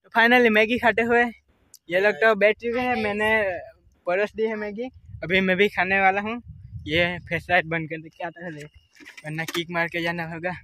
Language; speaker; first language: Hindi; non-native, local second language; Gujarati